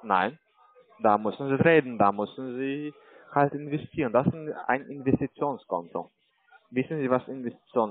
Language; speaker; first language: German; non-native, learner; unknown